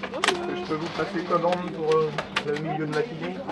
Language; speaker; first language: French; native; French